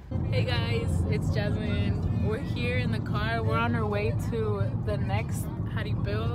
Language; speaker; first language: English; early bilingual, other home language; Spanish